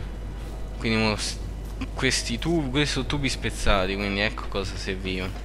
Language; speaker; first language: Italian; native; Italian